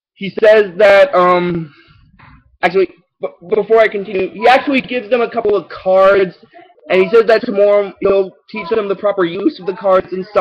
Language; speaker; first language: English; native; English